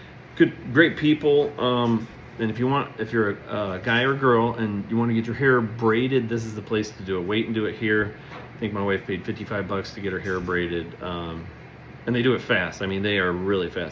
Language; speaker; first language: English; native; English